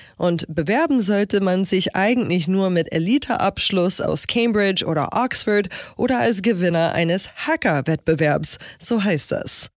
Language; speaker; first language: German; non-native, fluent; English